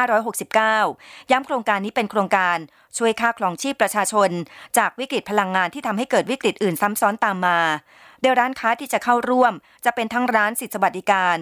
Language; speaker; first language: Thai; native; Thai